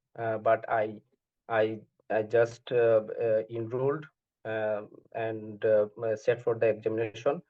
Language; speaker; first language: English; non-native, learner; Bangla